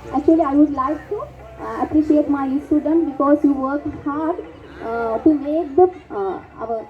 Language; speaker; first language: English; non-native, local second language; Sinhala